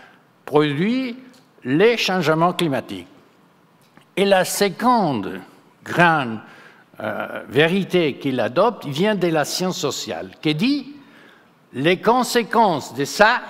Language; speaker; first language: French; non-native, fluent; Spanish